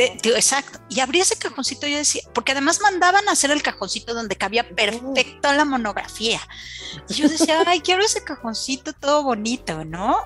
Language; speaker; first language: Spanish; native; Spanish